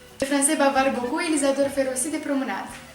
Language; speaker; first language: French; non-native, learner; Romanian